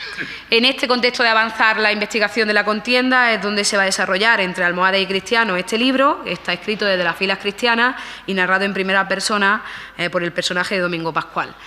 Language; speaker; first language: Spanish; native; Spanish